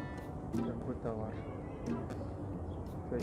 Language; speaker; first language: Russian; non-native, local second language; Kazakh